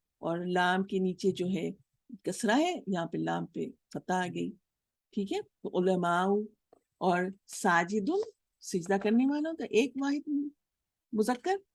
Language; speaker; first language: Urdu; native; Urdu